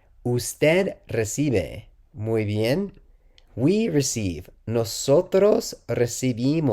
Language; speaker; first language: Spanish; non-native, learner; English